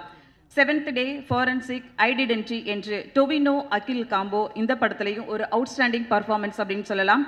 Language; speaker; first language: Tamil; native; Tamil